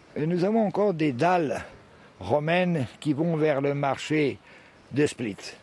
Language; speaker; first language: French; early bilingual, heritage; French